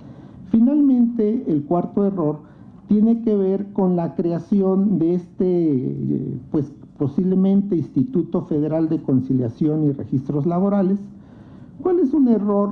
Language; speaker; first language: Spanish; native; Spanish